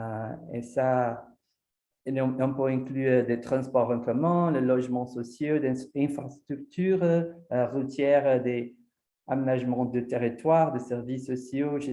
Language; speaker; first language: French; non-native, fluent; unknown